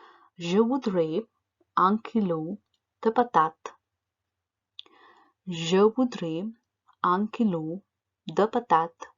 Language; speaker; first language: French; non-native, learner; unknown